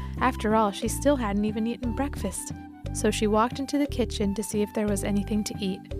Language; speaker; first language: English; native; English